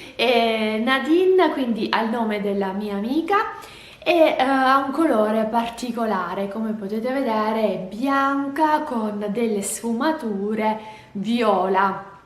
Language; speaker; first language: Italian; native; Italian